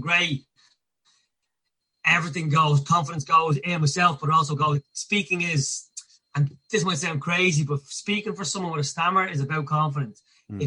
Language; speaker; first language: English; native; English